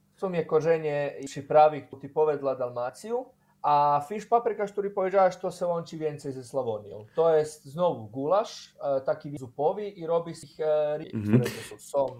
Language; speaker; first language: Polish; non-native, learner; Croatian